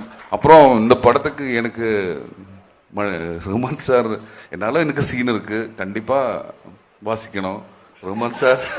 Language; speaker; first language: Tamil; non-native, learner; Malayalam